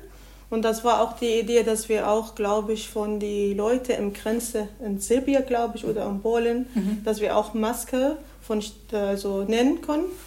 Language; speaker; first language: German; non-native, learner; Arabic